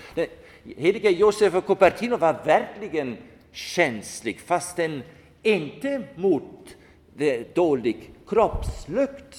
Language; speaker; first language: Swedish; non-native, fluent; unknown